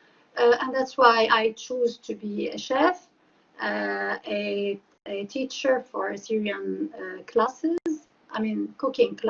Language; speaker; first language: English; non-native, fluent; Arabic